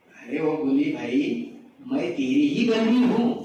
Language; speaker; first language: Hindi; non-native, local second language; Marathi